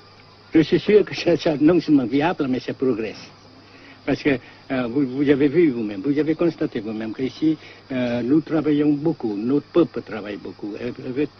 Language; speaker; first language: French; non-native, fluent; Vietnamese